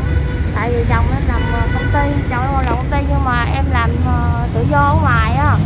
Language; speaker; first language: Vietnamese; native; Vietnamese